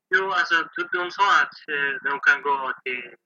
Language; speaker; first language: Swedish; non-native, fluent; Persian